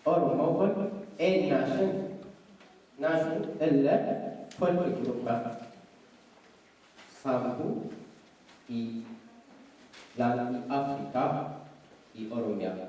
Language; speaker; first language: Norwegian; non-native, learner; Oromo